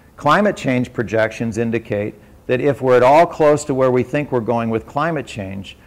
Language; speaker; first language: English; native; English